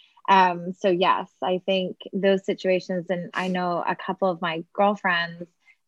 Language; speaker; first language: English; native; English